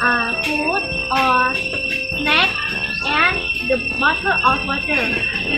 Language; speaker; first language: English; non-native, learner; Thai